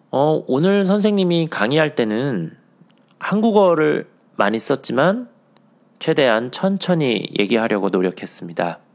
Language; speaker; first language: Korean; native; Korean